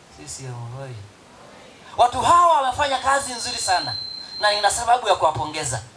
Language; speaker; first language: Swahili; non-native, local second language; Masai